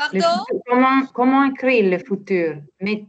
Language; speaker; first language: French; non-native, learner; Italian